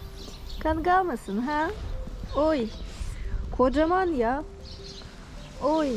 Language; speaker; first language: Turkish; non-native, learner; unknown